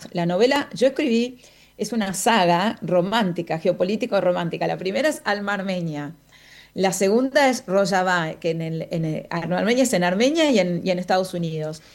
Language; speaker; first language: Spanish; native; Spanish